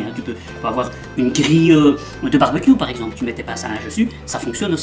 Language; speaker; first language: French; native; French